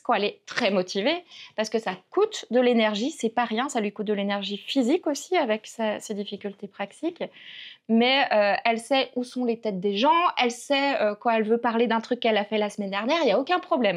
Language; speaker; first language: French; native; French